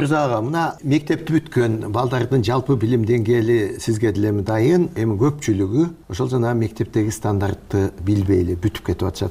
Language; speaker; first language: Kyrgyz; native; Kyrgyz